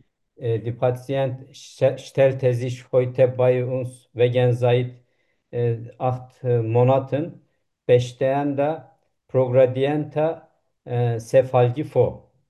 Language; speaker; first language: German; non-native, learner; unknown